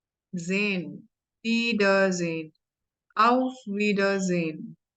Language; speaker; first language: German; non-native, learner; Hindi